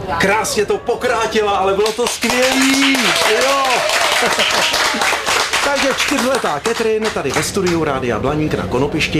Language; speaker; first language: Czech; native; Czech